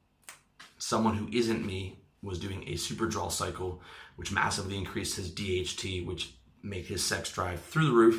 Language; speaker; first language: English; native; English